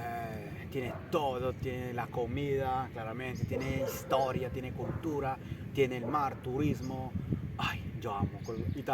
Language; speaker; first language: Spanish; early bilingual, heritage; Italian